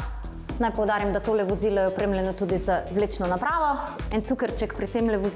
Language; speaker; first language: Slovenian; native; Slovenian